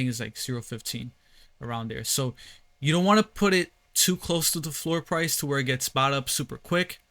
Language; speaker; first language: English; native; English